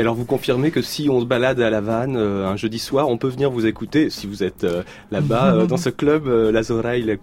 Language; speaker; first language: French; native; French